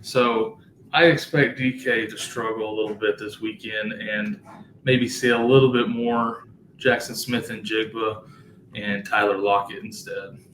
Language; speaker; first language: English; native; English